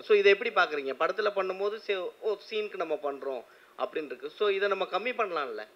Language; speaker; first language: Tamil; native; Tamil